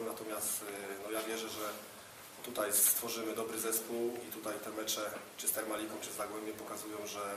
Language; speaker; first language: Polish; native; Polish